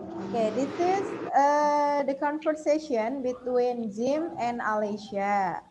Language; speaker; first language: English; non-native, fluent; Indonesian